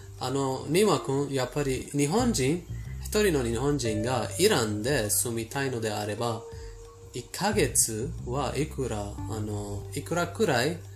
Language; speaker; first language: Japanese; non-native, fluent; Persian